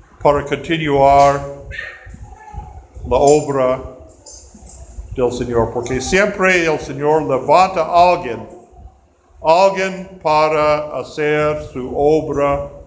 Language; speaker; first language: Spanish; non-native, fluent; English